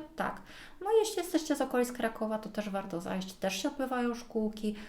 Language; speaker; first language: Polish; native; Polish